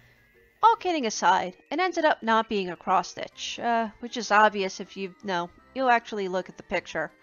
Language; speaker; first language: English; native; English